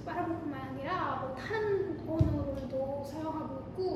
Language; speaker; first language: Korean; non-native, fluent; Arabic